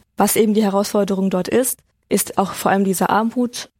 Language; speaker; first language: German; native; German